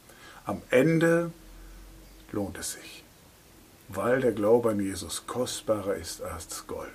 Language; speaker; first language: German; native; German